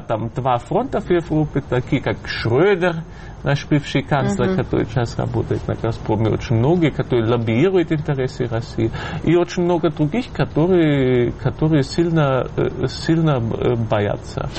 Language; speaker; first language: Russian; non-native, fluent; German